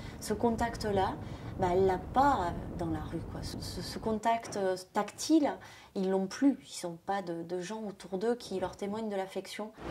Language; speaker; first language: French; native; French